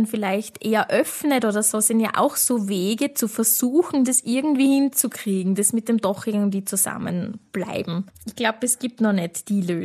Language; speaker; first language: German; native; German